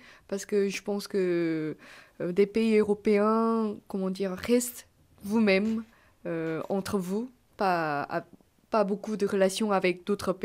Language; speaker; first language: French; non-native, fluent; Korean